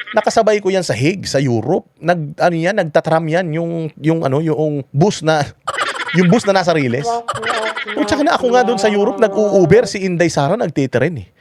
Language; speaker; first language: Filipino; non-native, local second language; Iloko